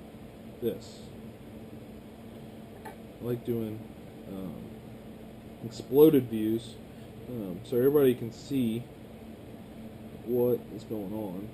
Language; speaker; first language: English; native; English